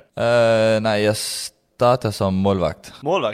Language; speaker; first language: Swedish; non-native, learner; Danish